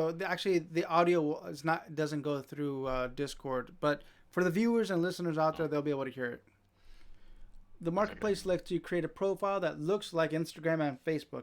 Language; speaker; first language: English; native; English